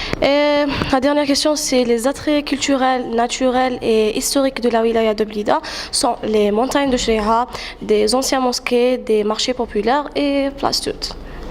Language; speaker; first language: French; non-native, learner; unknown